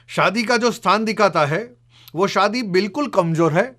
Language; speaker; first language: Hindi; non-native, local second language; Gujarati